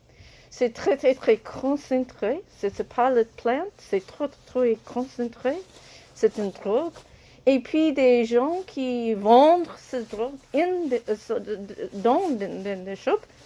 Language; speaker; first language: French; non-native, learner; English